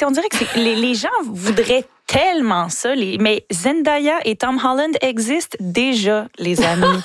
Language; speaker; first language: French; native; French